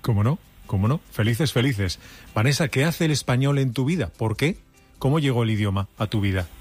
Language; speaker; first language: Spanish; native; Spanish